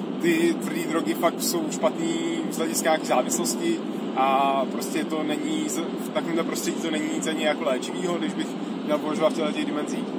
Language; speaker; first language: Czech; native; Czech